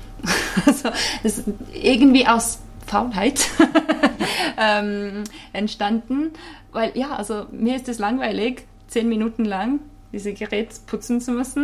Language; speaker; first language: German; non-native, fluent; Japanese